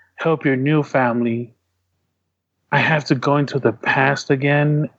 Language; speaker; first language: English; early bilingual, other home language; Tongan